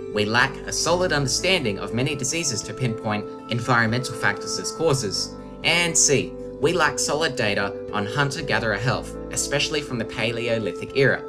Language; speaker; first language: English; native; English